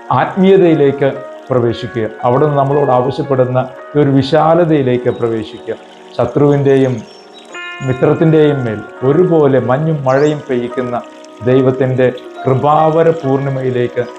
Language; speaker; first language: Malayalam; native; Malayalam